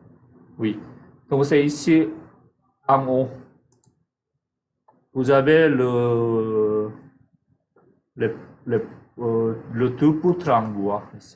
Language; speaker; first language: French; non-native, fluent; Korean